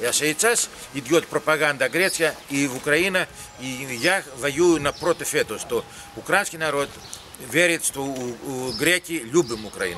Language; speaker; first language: Russian; non-native, learner; Greek